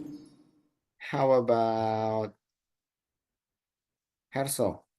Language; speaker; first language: English; non-native, local second language; Indonesian